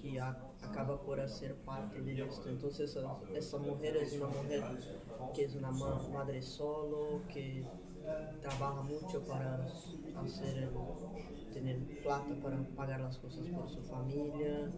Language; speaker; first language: Spanish; non-native, fluent; Portuguese